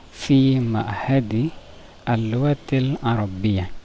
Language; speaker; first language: Arabic; non-native, learner; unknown